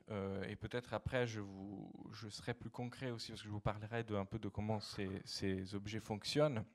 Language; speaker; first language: French; non-native, fluent; Italian